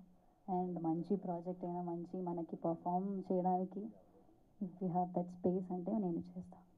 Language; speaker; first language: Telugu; non-native, learner; Malayalam